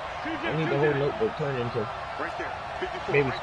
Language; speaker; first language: English; native; English